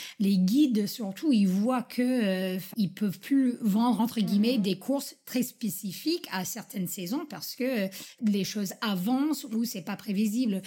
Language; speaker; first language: French; non-native, fluent; English